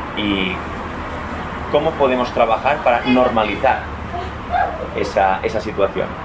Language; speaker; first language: Spanish; non-native, local second language; Catalan